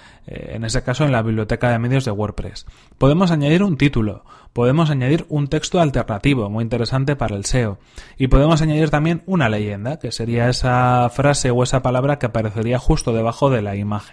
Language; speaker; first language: Spanish; native; Spanish